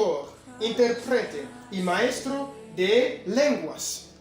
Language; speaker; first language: Spanish; non-native, fluent; French